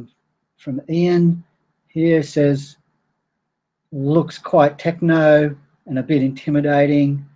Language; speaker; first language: English; native; English